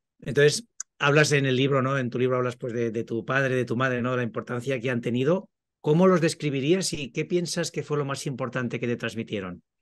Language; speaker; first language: Spanish; native; Spanish